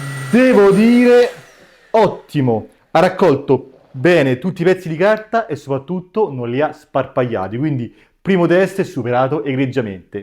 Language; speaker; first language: Italian; native; Italian